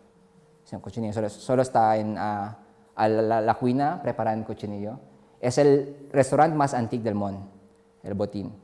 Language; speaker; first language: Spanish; non-native, fluent; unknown